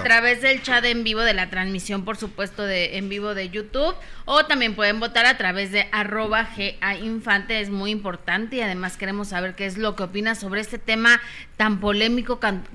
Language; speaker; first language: Spanish; native; Spanish